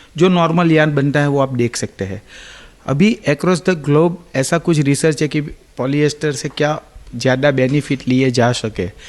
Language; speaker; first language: Hindi; non-native, local second language; Gujarati